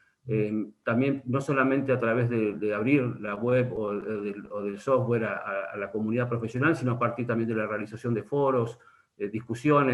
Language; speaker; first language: Spanish; native; Spanish